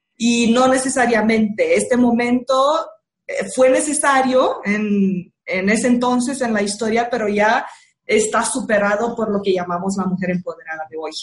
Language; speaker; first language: Spanish; non-native, fluent; Romanian